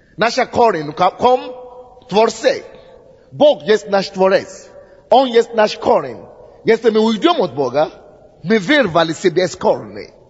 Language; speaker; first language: Russian; non-native, fluent; Yoruba